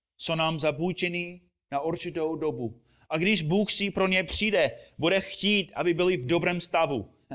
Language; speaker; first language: Czech; non-native, fluent; English